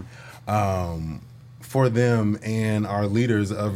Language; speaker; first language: English; native; English